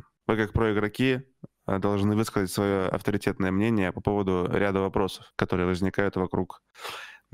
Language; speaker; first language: Russian; native; Russian